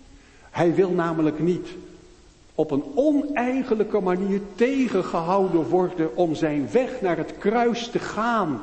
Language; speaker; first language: Dutch; native; Dutch